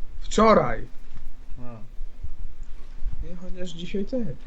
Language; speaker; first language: Polish; native; Polish